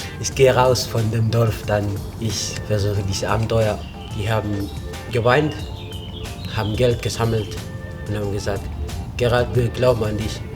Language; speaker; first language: German; non-native, learner; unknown